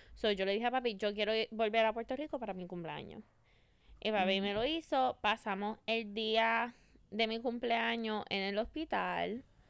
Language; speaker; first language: Spanish; early bilingual, other home language; English